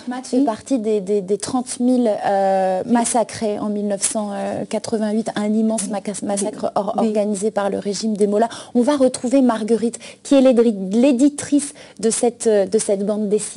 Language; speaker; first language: French; native; French